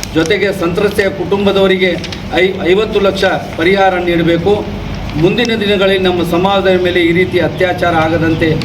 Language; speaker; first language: Kannada; non-native, local second language; Lambadi